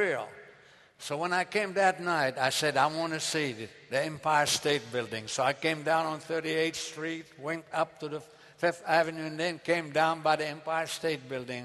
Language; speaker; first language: English; non-native, fluent; Arabic